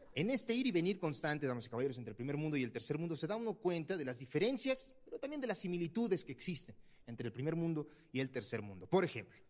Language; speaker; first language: Spanish; native; Spanish